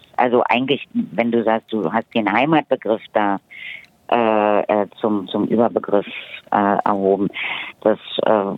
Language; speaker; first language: German; native; German